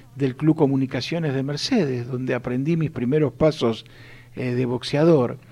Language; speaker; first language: Spanish; native; Spanish